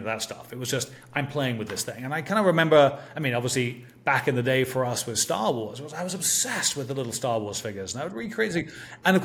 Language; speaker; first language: English; native; English